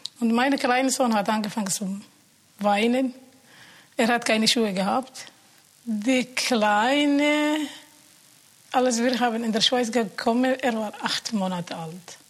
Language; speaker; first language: German; non-native, learner; Somali